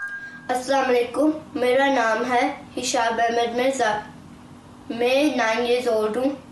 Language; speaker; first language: Hindi; early bilingual, heritage; Hindi